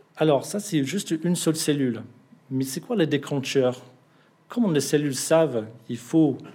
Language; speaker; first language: French; non-native, fluent; English